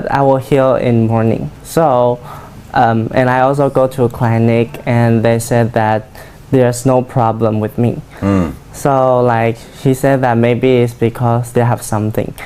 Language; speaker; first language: English; non-native, learner; Chinese